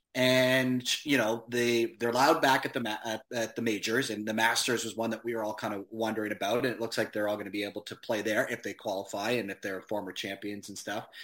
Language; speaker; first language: English; native; English